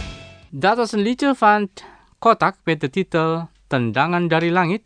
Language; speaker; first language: Dutch; non-native, learner; Indonesian